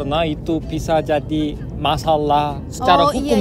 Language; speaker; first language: Indonesian; non-native, fluent; Korean